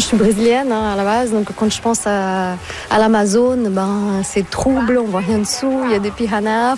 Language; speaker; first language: French; non-native, fluent; Portuguese